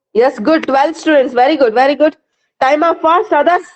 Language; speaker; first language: English; non-native, local second language; Kannada